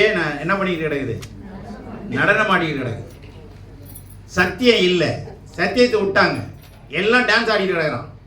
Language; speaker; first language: Tamil; native; Tamil